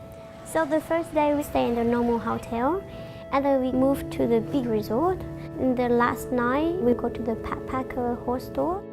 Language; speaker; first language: English; non-native, local second language; Hmong